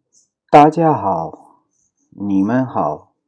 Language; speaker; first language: Chinese; non-native, fluent; Urdu